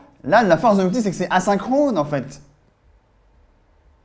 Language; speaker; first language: French; native; French